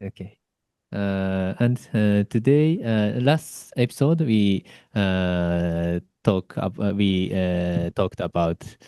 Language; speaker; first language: English; non-native, learner; Japanese